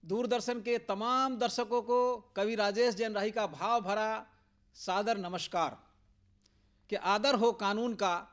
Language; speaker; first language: Hindi; native; Hindi